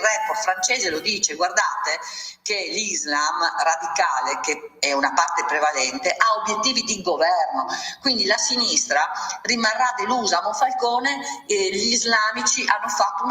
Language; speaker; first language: Italian; native; Italian